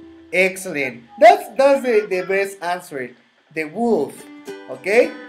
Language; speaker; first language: English; non-native, fluent; Spanish